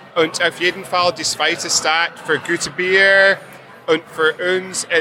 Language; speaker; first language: German; non-native, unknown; English